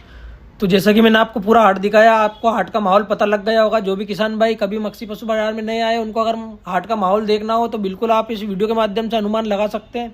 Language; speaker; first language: Hindi; native; Hindi